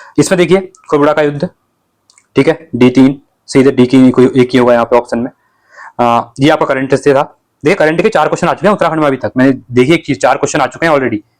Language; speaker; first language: Hindi; native; Hindi